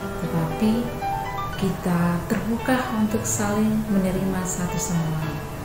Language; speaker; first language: Indonesian; non-native, local second language; Tetum